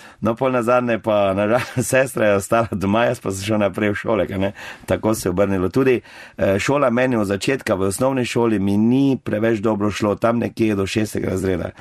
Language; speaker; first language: Slovenian; native; Slovenian